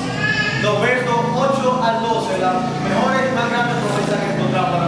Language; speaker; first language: Spanish; native; Spanish